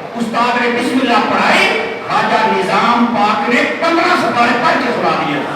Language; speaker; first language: Urdu; non-native, local second language; Punjabi